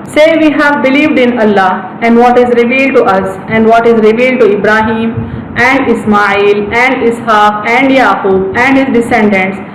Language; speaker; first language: English; non-native, local second language; Urdu